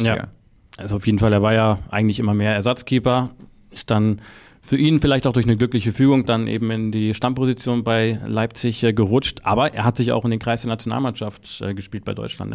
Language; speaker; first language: German; native; German